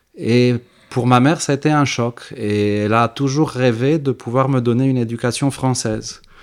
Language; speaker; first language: French; early bilingual, heritage; French